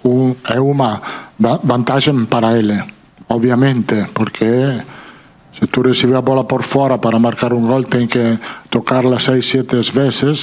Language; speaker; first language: Portuguese; non-native, fluent; Italian